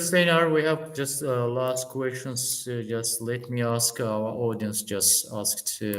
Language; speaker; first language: English; non-native, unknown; Azerbaijani